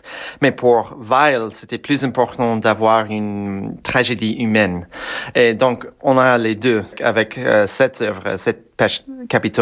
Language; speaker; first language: French; non-native, fluent; English